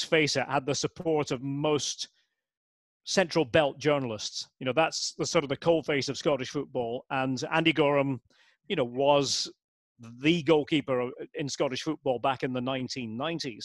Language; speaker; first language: English; native; English